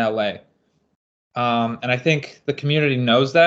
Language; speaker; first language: English; native; English